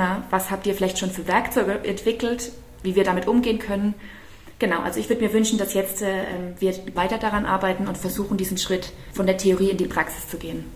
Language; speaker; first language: German; native; German